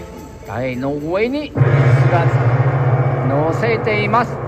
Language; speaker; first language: Japanese; non-native, learner; Chinese